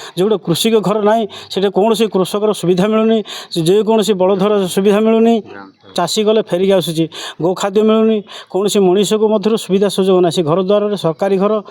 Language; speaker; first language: Odia; native; Odia